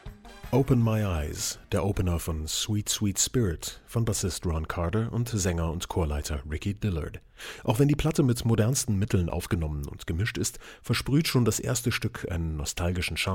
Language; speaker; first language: German; native; German